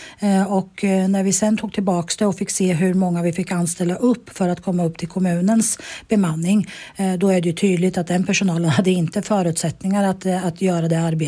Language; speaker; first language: Swedish; native; Swedish